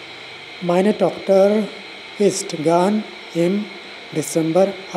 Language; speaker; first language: German; non-native, learner; Urdu